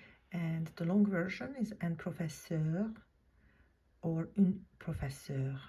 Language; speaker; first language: French; non-native, fluent; English